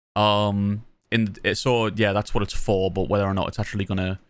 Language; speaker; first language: English; native; English